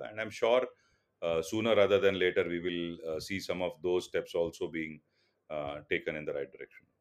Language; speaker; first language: English; non-native, local second language; Tulu